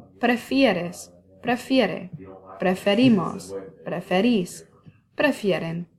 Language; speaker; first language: Spanish; non-native, fluent; English